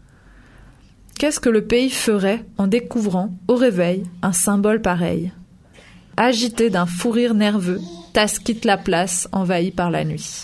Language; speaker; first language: French; native; French